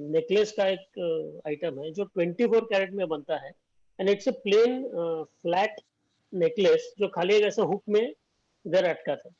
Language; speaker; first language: Hindi; non-native, local second language; Marathi